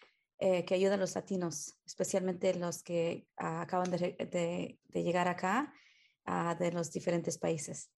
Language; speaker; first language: Spanish; early bilingual, heritage; Spanish